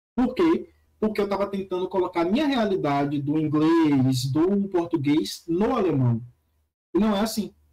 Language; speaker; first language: Portuguese; native; Portuguese